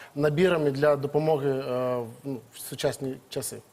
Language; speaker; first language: Ukrainian; native; Ukrainian